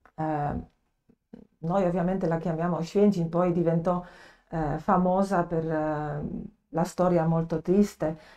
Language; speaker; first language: Italian; non-native, fluent; Polish